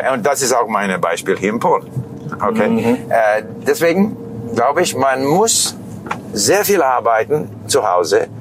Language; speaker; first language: German; non-native, fluent; English